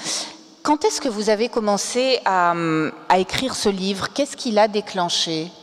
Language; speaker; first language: French; native; French